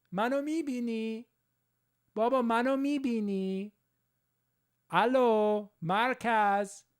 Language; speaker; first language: Persian; early bilingual, other home language; English